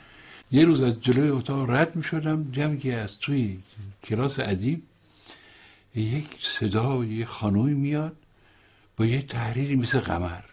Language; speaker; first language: Persian; native; Persian